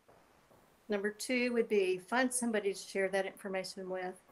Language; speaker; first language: English; native; English